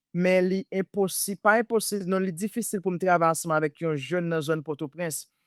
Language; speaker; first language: Haitian Creole; native; Haitian Creole